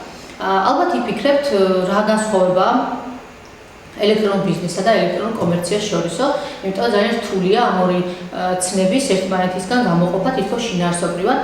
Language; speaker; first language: Georgian; native; Georgian